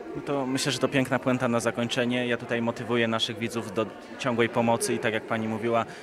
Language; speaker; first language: Polish; native; Polish